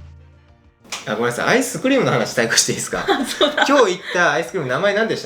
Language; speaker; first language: Japanese; native; Japanese